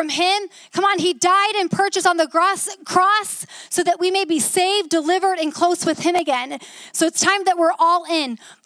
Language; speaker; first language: English; native; English